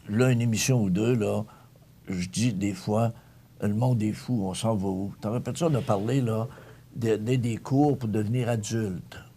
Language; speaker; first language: French; native; French